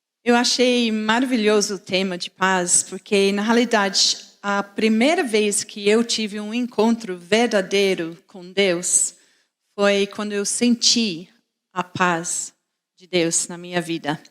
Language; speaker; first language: Portuguese; non-native, fluent; English